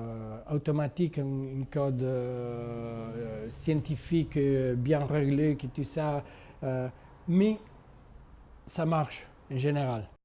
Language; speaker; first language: French; non-native, fluent; Spanish